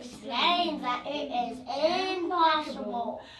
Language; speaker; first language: English; native; English